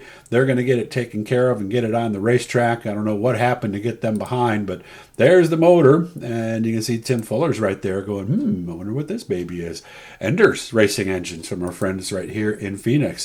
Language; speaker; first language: English; native; English